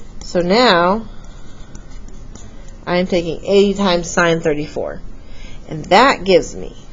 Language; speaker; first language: English; native; English